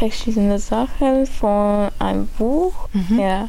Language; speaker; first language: German; early bilingual, other home language; Armenian